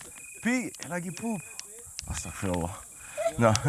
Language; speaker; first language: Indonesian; non-native, learner; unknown